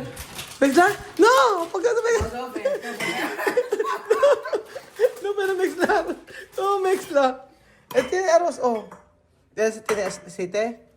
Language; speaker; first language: Spanish; non-native, learner; Filipino